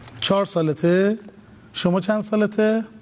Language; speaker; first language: Persian; native; Persian